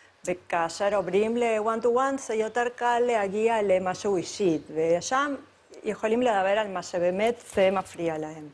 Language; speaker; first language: Hebrew; non-native, fluent; Spanish